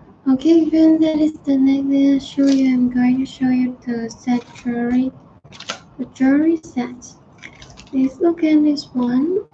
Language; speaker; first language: English; non-native, learner; Chinese